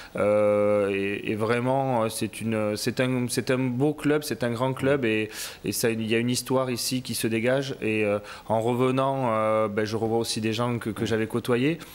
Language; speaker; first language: French; native; French